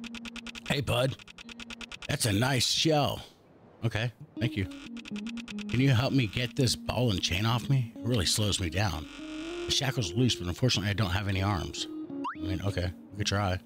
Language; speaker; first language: English; native; English